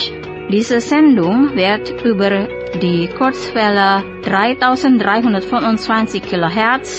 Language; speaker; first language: German; non-native, fluent; Indonesian